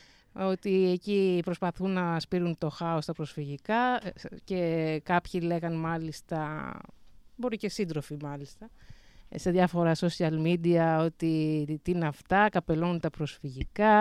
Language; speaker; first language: Greek; native; Greek